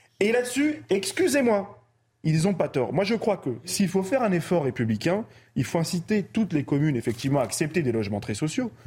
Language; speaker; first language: French; early bilingual, other home language; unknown